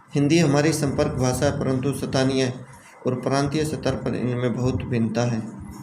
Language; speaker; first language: Hindi; native; Hindi